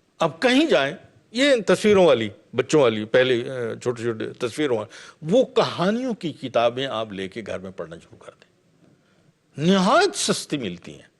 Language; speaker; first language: Urdu; non-native, local second language; Punjabi